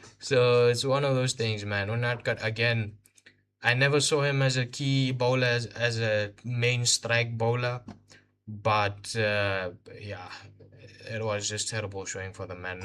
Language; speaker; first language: English; non-native, local second language; Hindi